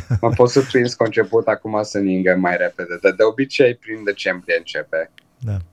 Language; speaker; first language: Romanian; early bilingual, heritage; Romanian